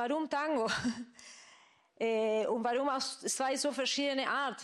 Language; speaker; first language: German; non-native, fluent; Spanish